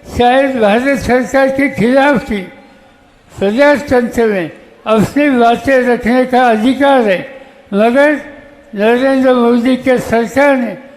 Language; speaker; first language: Hindi; non-native, local second language; Marathi